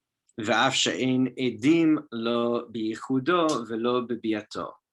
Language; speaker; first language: Hebrew; non-native, fluent; English